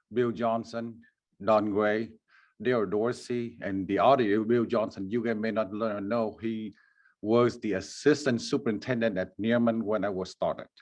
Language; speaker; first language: English; non-native, fluent; Vietnamese